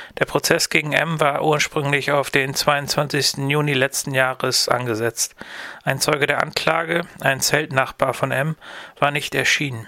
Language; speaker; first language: German; native; German